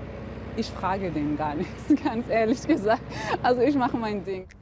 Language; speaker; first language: German; early bilingual, other home language; Persian